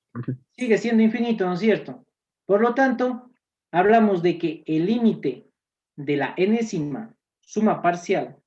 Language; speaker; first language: Spanish; native; Spanish